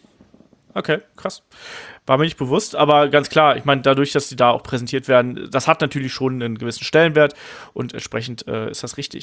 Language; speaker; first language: German; native; German